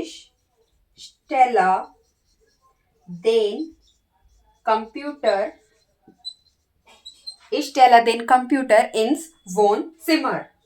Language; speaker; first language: German; non-native, learner; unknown